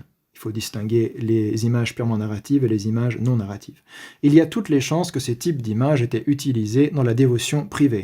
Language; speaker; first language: French; native; French